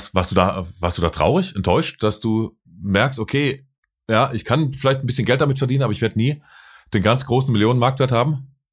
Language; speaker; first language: German; native; German